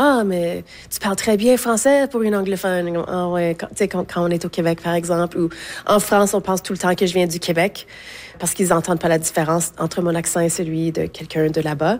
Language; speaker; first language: French; native; French